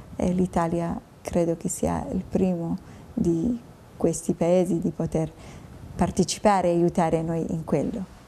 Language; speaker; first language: Italian; non-native, fluent; Kurdish